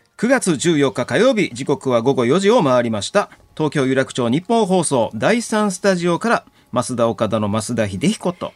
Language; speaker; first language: Japanese; native; Japanese